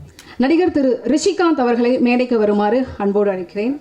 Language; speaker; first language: Tamil; native; Tamil